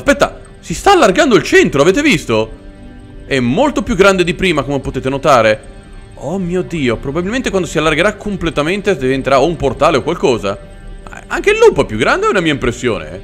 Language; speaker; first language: Italian; native; Italian